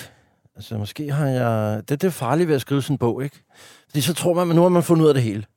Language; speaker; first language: Danish; native; Danish